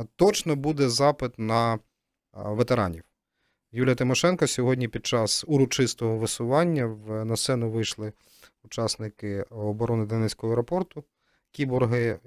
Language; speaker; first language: Ukrainian; native; Ukrainian